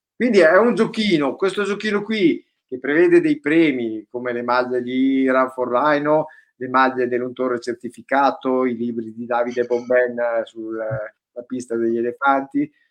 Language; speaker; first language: Italian; native; Italian